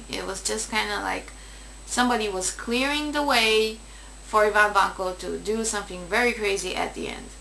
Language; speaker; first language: English; native; English